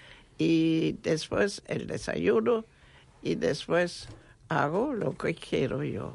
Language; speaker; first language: Spanish; non-native, fluent; German